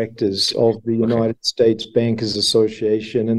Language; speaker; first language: English; native; English